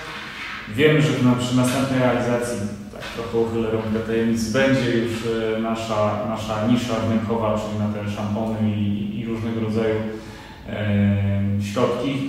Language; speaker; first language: Polish; native; Polish